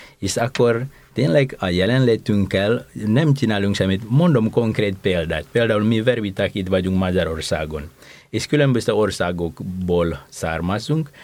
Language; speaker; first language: Hungarian; non-native, fluent; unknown